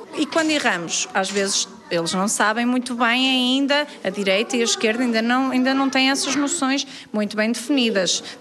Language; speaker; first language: Portuguese; native; Portuguese